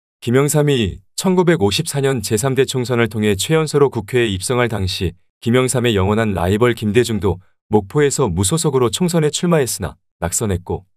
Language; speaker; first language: Korean; native; Korean